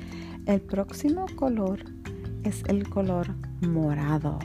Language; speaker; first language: Spanish; early bilingual, heritage; Spanish